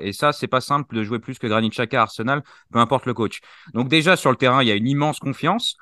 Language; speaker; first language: French; native; French